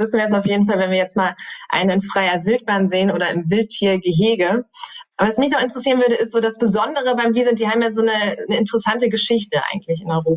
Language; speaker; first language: German; native; German